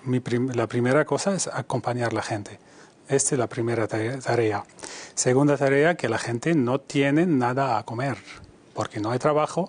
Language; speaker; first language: Spanish; non-native, fluent; Arabic